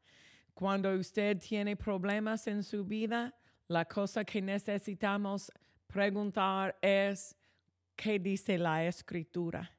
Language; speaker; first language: Spanish; non-native, fluent; English